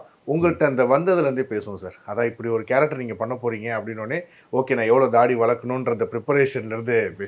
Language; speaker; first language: Tamil; native; Tamil